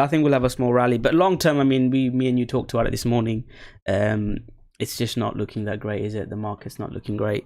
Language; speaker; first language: English; native; English